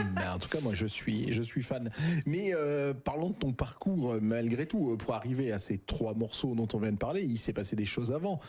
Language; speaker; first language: French; native; French